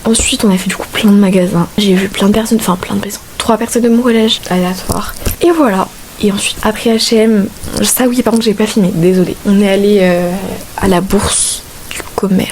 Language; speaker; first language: French; native; French